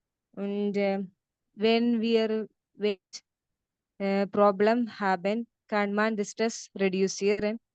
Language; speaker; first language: German; non-native, learner; Malayalam